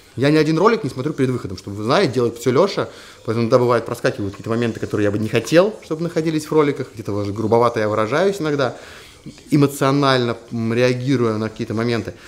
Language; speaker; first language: Russian; native; Russian